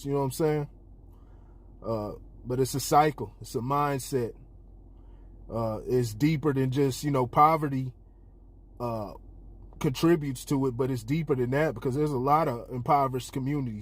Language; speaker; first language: English; native; English